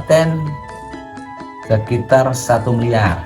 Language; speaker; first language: Indonesian; non-native, local second language; Javanese